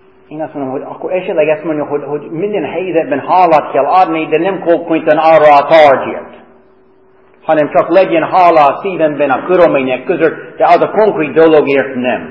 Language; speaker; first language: Hungarian; non-native, fluent; English